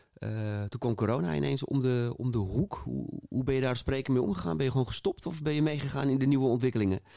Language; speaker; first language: Dutch; native; Dutch